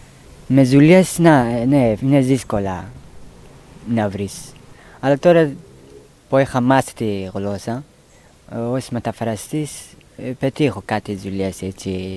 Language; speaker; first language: Greek; non-native, learner; Persian